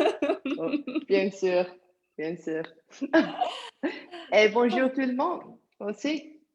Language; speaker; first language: French; non-native, learner; Italian